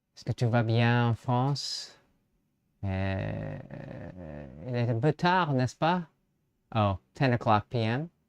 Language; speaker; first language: French; non-native, learner; English